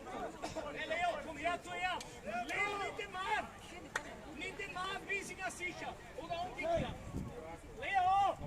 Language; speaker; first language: German; native; German